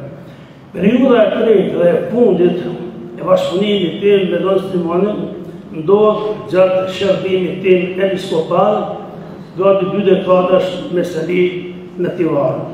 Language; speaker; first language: Albanian; native; Albanian